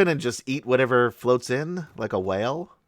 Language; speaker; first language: English; native; English